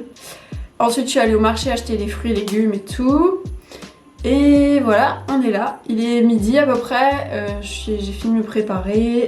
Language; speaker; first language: French; native; French